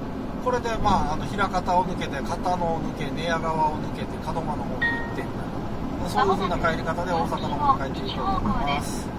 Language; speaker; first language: Japanese; native; Japanese